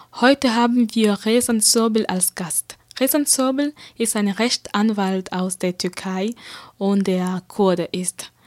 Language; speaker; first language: German; non-native, fluent; Central Kurdish